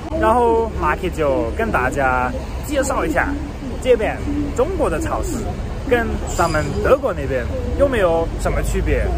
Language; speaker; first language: Chinese; non-native, fluent; German